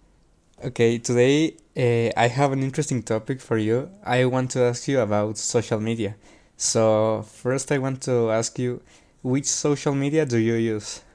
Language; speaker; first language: English; non-native, learner; Spanish